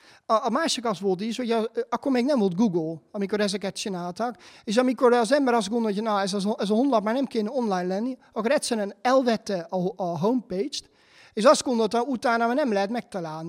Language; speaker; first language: Hungarian; non-native, fluent; Dutch